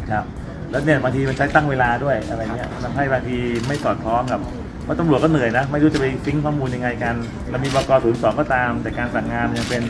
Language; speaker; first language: Thai; native; Thai